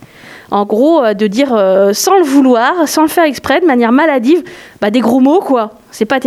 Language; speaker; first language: French; native; French